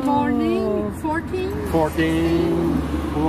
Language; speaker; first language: English; non-native, learner; French